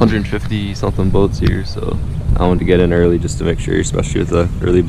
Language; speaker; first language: English; native; English